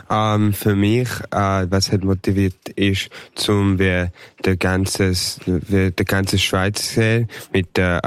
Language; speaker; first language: German; early bilingual, heritage; German